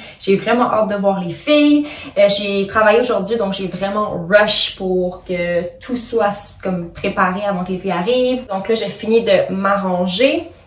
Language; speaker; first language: French; native; French